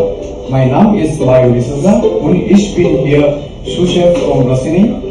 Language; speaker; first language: German; non-native, learner; Konkani